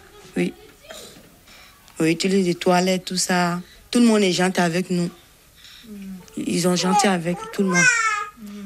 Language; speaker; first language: French; non-native, learner; Bambara